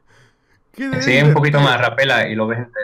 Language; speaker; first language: Spanish; native; Spanish